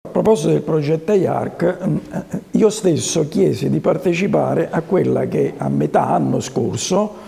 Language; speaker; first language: Italian; native; Italian